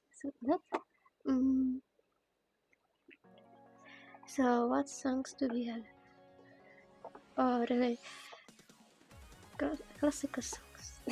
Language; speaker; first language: English; non-native, learner; Czech